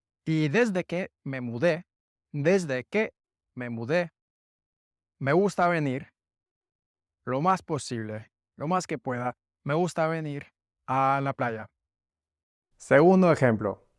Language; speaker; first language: Spanish; non-native, fluent; English